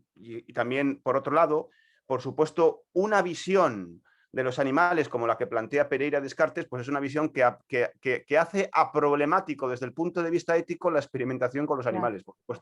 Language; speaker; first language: Spanish; native; Spanish